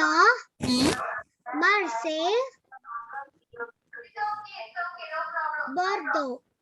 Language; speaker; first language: French; non-native, learner; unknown